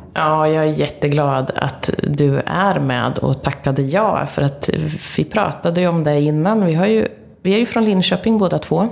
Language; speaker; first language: Swedish; native; Swedish